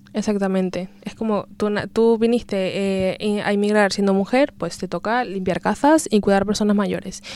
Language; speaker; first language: Spanish; native; Spanish